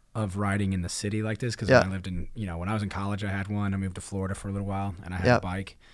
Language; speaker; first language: English; native; English